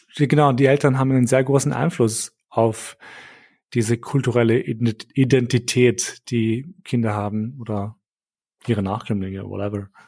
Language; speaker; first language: German; early bilingual, other home language; Albanian